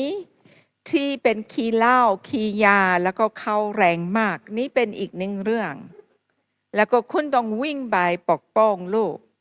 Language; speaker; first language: Thai; non-native, fluent; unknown